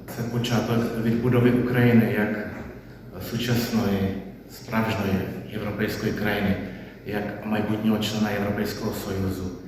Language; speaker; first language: Ukrainian; non-native, fluent; Czech